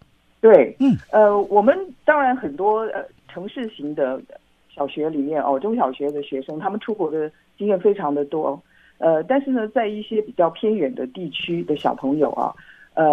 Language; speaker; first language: Chinese; native; Chinese